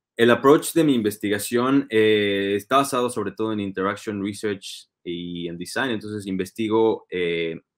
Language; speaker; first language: Spanish; native; Spanish